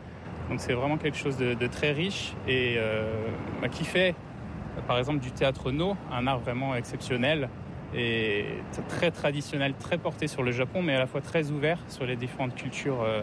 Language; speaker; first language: French; native; French